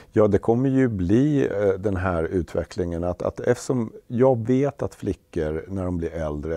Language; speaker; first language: Swedish; native; Swedish